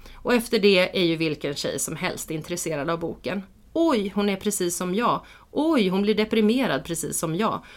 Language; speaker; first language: Swedish; native; Swedish